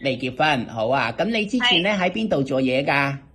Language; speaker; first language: Cantonese; native; Cantonese